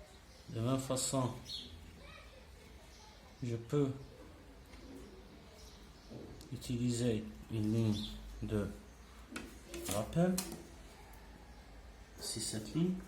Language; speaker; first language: French; non-native, local second language; Arabic